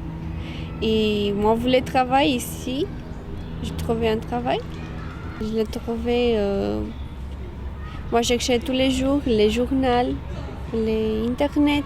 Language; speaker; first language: French; non-native, learner; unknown